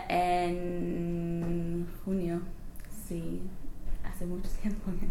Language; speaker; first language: Spanish; non-native, learner; English